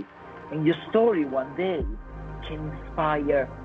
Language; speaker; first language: English; non-native, fluent; Italian